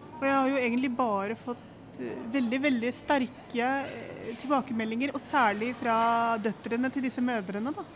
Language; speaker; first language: Norwegian; early bilingual, other home language; Urdu